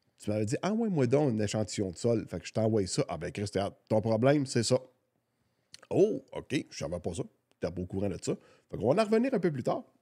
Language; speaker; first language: French; native; French